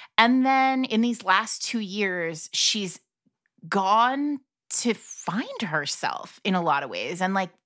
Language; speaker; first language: English; early bilingual, other home language; Italian